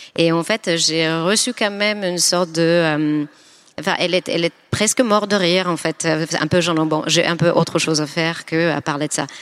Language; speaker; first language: French; non-native, fluent; Finnish